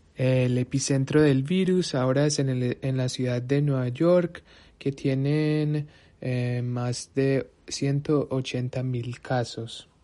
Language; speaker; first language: Spanish; early bilingual, heritage; Spanish